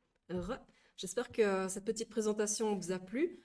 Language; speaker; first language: French; native; French